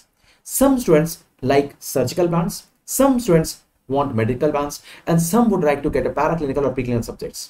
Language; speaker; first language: English; non-native, local second language; Hindi